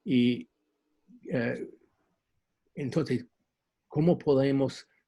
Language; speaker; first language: Spanish; non-native, fluent; English